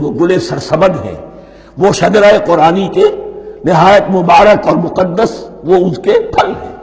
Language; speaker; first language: Urdu; native; Urdu